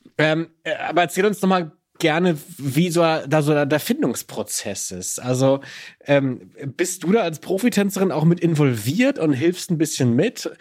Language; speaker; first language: German; native; German